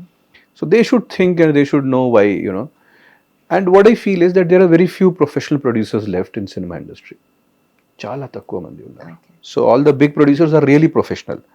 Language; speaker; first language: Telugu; non-native, fluent; Hindi